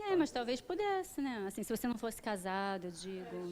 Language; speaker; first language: Portuguese; native; Portuguese